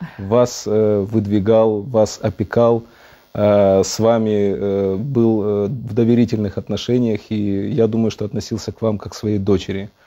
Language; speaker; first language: Russian; native; Russian